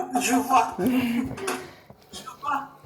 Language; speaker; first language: French; non-native, learner; Japanese